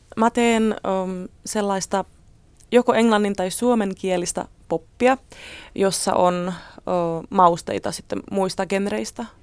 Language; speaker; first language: Finnish; non-native, fluent; Czech